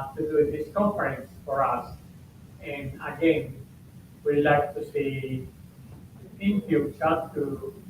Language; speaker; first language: English; non-native, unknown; Italian